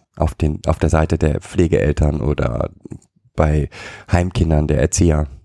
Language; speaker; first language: German; native; German